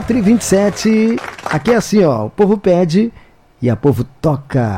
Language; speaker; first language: Portuguese; native; Portuguese